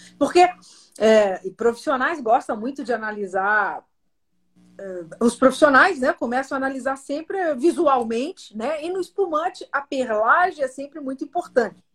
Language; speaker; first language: Portuguese; native; Portuguese